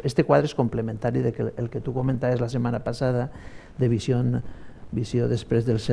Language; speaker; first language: Catalan; native; Catalan